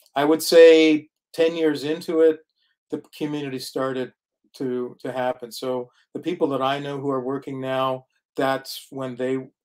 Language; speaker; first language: English; native; English